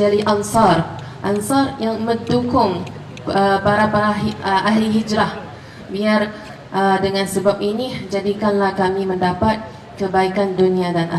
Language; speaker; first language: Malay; non-native, fluent; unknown